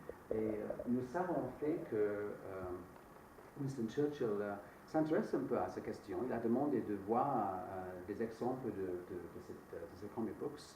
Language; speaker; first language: French; non-native, fluent; English